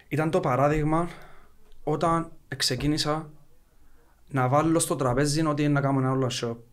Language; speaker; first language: Greek; native; Greek